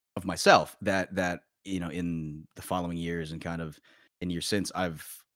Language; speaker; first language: English; early bilingual, other home language; Korean